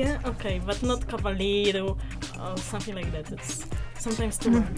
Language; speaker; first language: English; non-native, learner; Polish